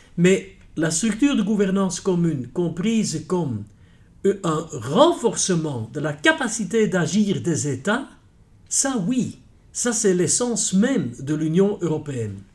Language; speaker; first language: French; non-native, local second language; Dutch